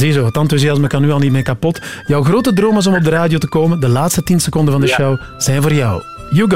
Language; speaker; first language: Dutch; native; Dutch